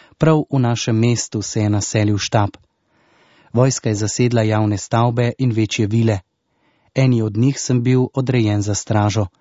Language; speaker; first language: Slovenian; native; Slovenian